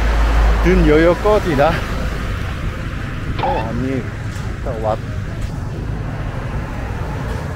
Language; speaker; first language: Thai; non-native, learner; Korean